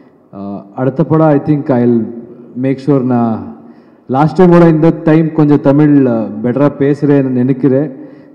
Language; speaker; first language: Tamil; non-native, learner; Kannada